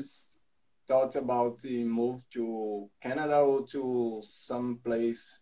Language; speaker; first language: English; non-native, learner; Portuguese